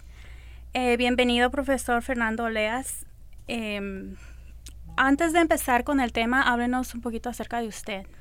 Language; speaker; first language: Spanish; early bilingual, other home language; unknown